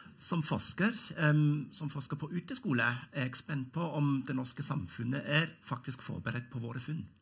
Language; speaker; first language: Norwegian; non-native, fluent; German